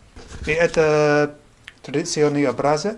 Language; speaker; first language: Russian; non-native, learner; English